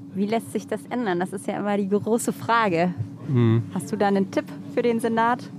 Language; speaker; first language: German; native; German